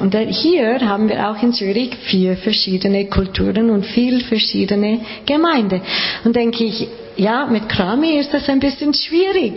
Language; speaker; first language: German; non-native, learner; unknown